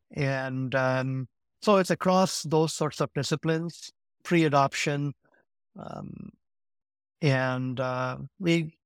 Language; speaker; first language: English; non-native, local second language; Gujarati